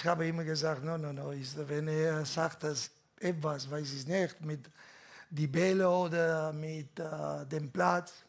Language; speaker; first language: German; non-native, learner; Catalan